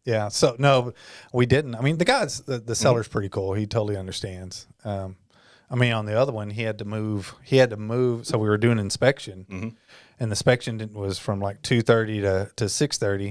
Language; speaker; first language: English; native; English